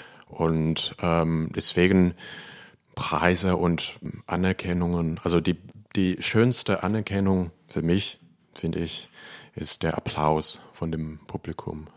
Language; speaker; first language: German; non-native, fluent; Cantonese